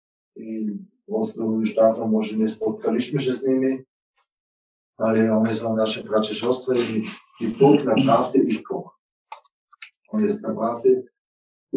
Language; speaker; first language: Polish; non-native, learner; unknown